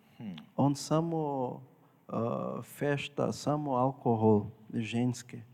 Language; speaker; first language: Slovenian; non-native, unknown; Portuguese